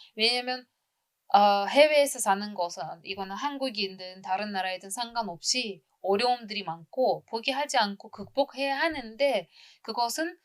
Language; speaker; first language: Korean; non-native, fluent; Uzbek